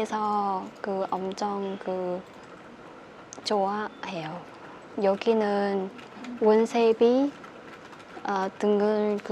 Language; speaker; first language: Korean; non-native, learner; Vietnamese